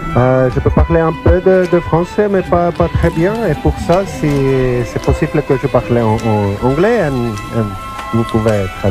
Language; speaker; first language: French; non-native, learner; Finnish